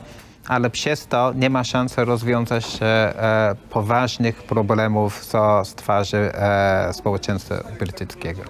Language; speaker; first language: Polish; non-native, learner; English